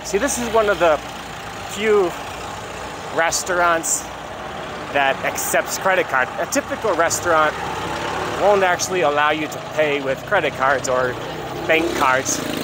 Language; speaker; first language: English; native; English